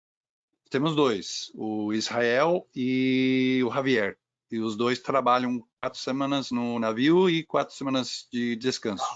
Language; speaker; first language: Portuguese; non-native, fluent; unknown